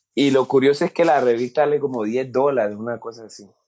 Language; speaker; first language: Spanish; native; Spanish